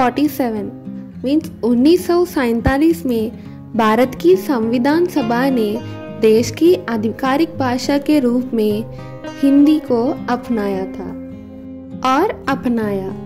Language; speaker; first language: Hindi; non-native, local second language; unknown